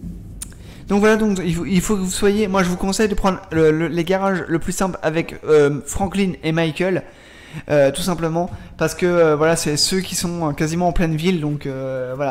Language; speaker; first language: French; native; French